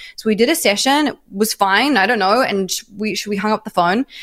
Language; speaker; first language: English; native; English